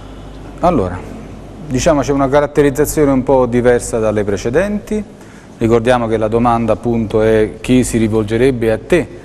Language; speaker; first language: Italian; native; Italian